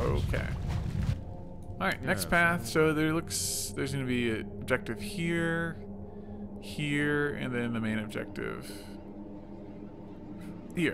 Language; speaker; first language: English; native; English